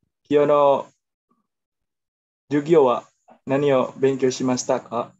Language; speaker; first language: Japanese; non-native, learner; Indonesian